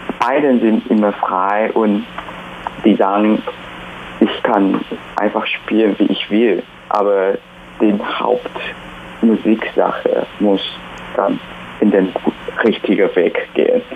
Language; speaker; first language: German; non-native, fluent; Chinese